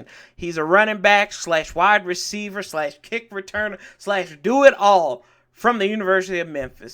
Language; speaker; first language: English; native; English